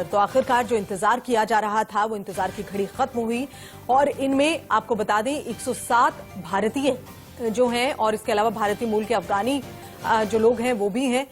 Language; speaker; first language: Hindi; native; Hindi